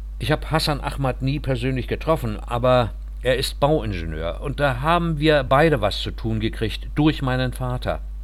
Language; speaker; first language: German; native; German